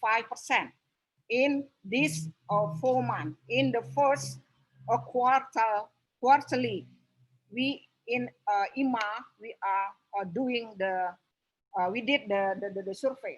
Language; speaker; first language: English; non-native, local second language; Indonesian